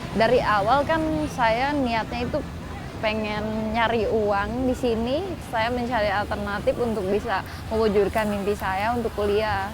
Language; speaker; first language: Indonesian; native; Indonesian